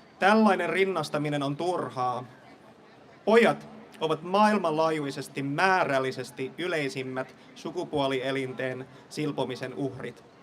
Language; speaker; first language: Finnish; non-native, fluent; English